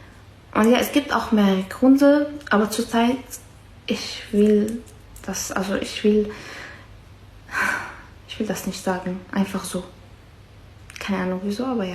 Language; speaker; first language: German; non-native, fluent; Arabic